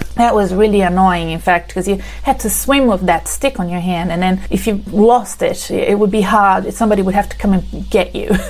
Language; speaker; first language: English; non-native, fluent; Portuguese